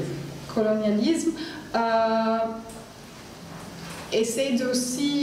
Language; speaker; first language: French; non-native, learner; Arabic